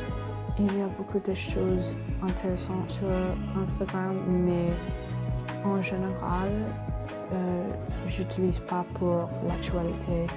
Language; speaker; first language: French; non-native, learner; English